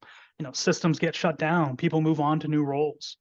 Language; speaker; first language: English; native; English